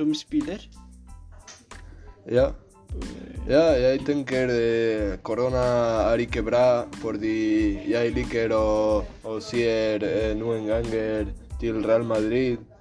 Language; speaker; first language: Norwegian; non-native, learner; Spanish